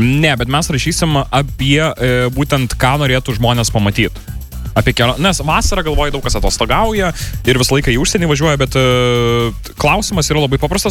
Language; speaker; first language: Lithuanian; native; Lithuanian